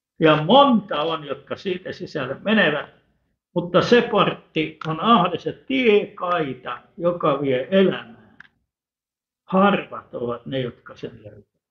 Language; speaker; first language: Finnish; native; Finnish